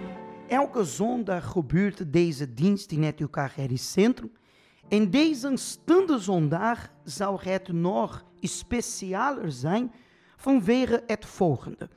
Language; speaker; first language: Dutch; non-native, fluent; Portuguese